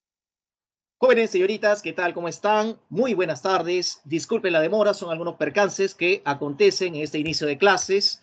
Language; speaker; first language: Spanish; native; Spanish